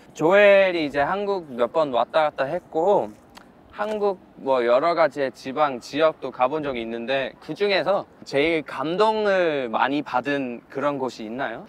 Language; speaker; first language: Korean; non-native, fluent; English